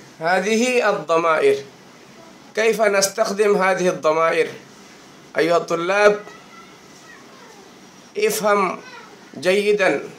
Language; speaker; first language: Arabic; non-native, fluent; Bangla